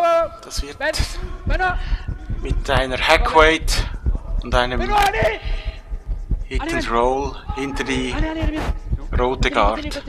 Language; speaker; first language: German; native; German